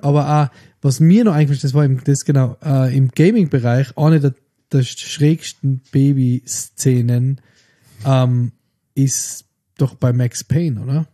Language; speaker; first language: German; native; German